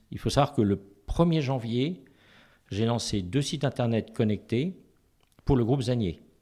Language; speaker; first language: French; native; French